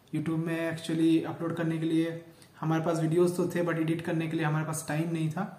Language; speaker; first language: Hindi; native; Hindi